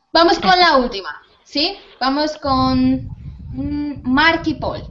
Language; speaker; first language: Spanish; native; Spanish